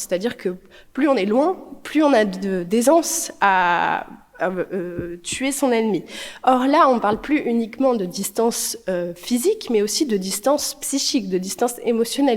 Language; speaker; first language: French; native; French